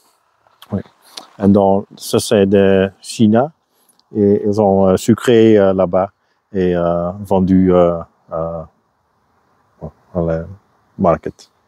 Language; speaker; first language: French; non-native, local second language; Dutch